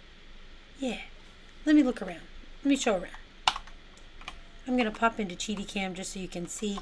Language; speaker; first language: English; native; English